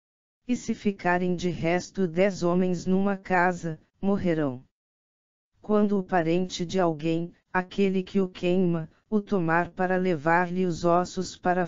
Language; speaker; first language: Portuguese; native; Portuguese